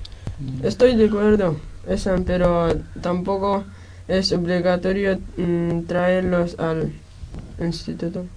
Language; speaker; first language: Spanish; non-native, local second language; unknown